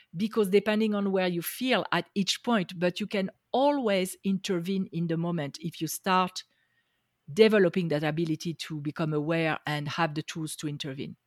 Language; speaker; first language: English; non-native, fluent; French